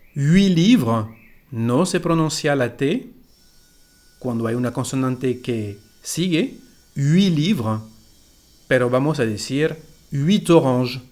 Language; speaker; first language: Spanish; non-native, fluent; French